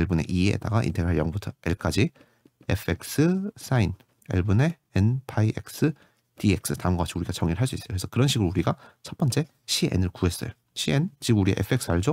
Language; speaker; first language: Korean; native; Korean